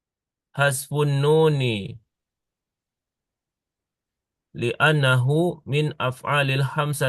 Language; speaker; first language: Arabic; non-native, learner; Indonesian